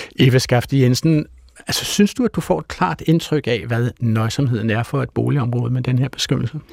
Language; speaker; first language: Danish; native; Danish